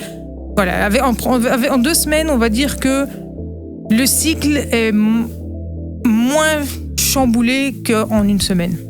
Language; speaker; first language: French; native; French